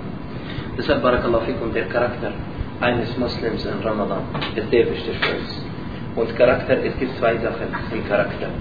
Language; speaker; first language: German; non-native, learner; Arabic